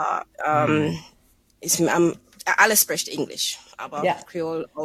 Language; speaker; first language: German; non-native, fluent; English